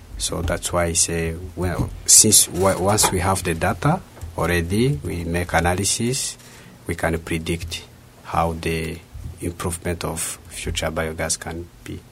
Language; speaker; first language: English; non-native, local second language; Kinyarwanda